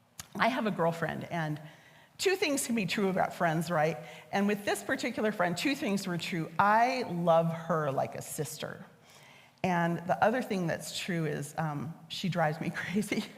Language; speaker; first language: English; native; English